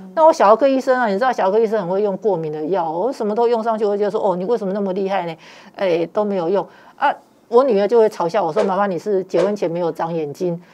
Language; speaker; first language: Chinese; native; Chinese